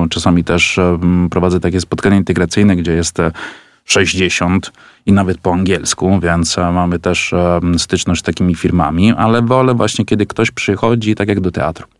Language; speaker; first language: Polish; non-native, fluent; Italian